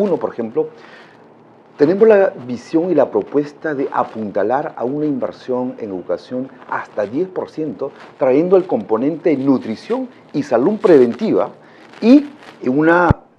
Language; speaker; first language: Spanish; non-native, local second language; Shipibo-Conibo